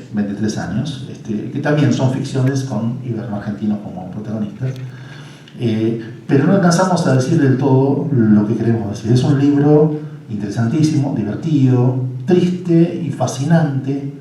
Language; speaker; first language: Spanish; native; Spanish